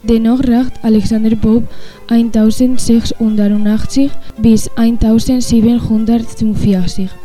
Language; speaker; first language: German; non-native, learner; Spanish